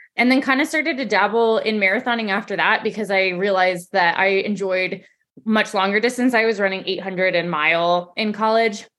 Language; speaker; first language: English; native; English